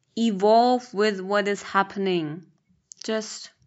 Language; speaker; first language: English; non-native, fluent; German